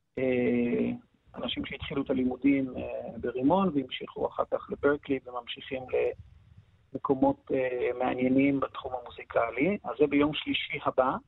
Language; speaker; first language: Hebrew; native; Hebrew